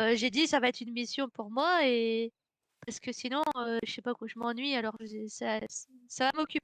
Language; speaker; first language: French; native; French